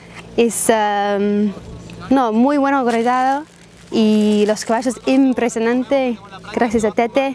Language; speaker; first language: Spanish; non-native, learner; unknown